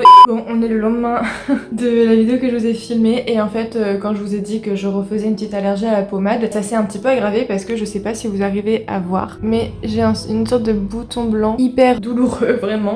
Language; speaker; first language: French; native; French